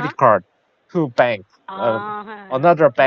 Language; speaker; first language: English; non-native, learner; Korean